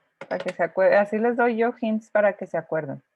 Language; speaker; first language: Spanish; native; Spanish